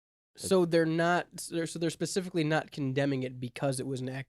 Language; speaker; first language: English; native; English